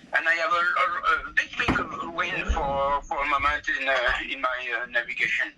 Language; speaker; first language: English; non-native, learner; French